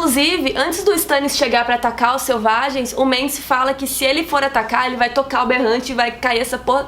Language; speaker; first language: Portuguese; native; Portuguese